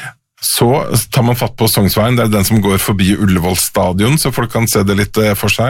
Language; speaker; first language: Norwegian; native; Norwegian